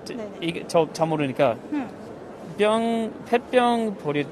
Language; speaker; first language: Korean; non-native, learner; English